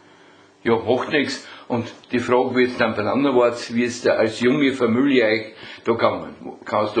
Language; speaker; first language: German; native; German